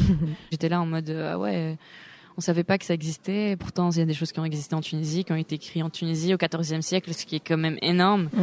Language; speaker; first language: French; non-native, local second language; Arabic